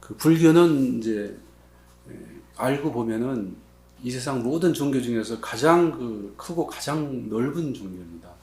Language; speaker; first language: Korean; native; Korean